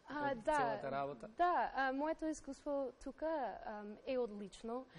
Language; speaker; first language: Macedonian; non-native, learner; English